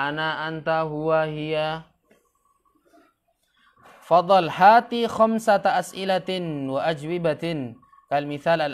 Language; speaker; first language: Arabic; non-native, fluent; Indonesian